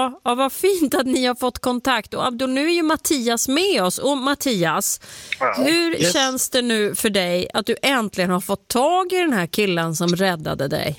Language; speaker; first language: Swedish; native; Swedish